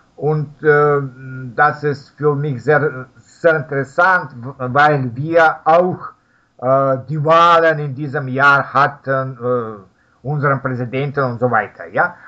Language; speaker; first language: German; non-native, learner; Russian